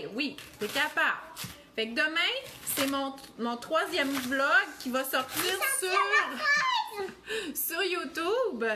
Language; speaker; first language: French; native; French